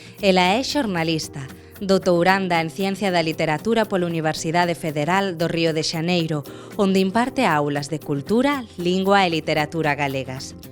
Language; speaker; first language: Galician; native; Galician